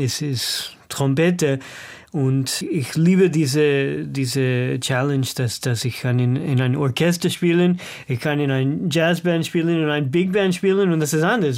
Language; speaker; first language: German; non-native, learner; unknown